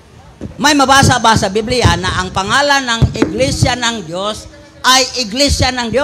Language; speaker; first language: Filipino; non-native, local second language; Cebuano